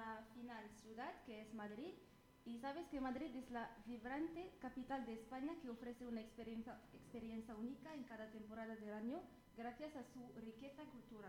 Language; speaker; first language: Spanish; non-native, learner; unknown